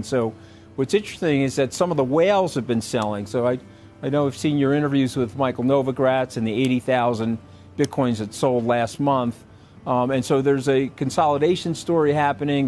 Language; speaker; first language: English; native; English